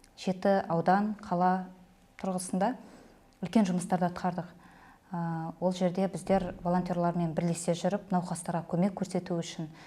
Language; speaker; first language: Kazakh; native; Kazakh